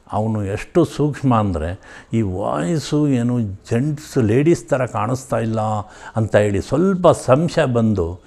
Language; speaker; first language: Kannada; native; Kannada